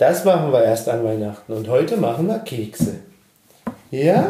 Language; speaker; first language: German; native; German